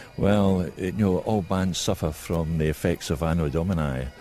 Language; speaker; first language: English; native; English